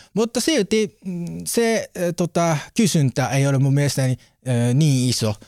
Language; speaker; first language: Finnish; non-native, learner; Japanese